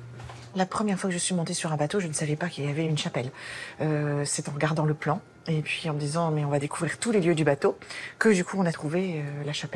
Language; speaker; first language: French; native; French